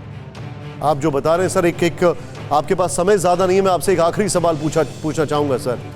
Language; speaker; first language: Hindi; native; Hindi